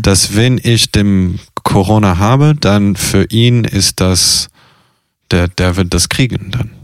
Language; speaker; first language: German; non-native, fluent; Italian